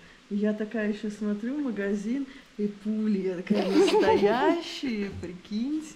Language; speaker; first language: Russian; native; Russian